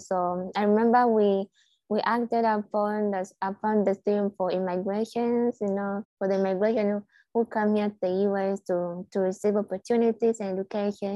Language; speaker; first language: English; non-native, local second language; Swahili